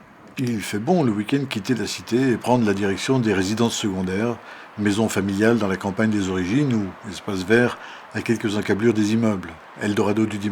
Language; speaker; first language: French; native; French